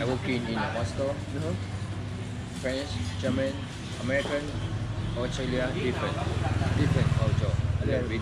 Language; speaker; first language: English; non-native, learner; Vietnamese